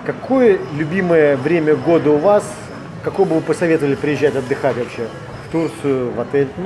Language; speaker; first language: Russian; native; Russian